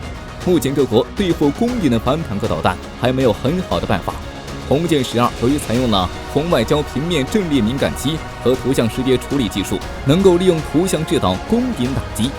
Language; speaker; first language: Chinese; native; Chinese